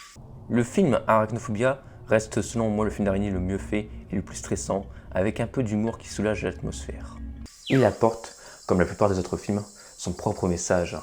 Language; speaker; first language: French; native; French